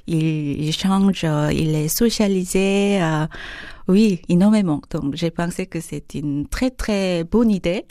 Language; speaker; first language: French; non-native, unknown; Korean